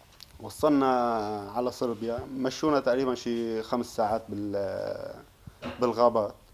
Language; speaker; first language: Arabic; native; Arabic